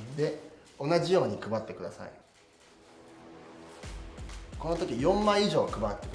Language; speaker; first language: Japanese; non-native, learner; Korean